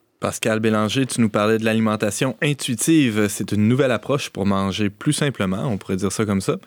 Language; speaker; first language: French; native; French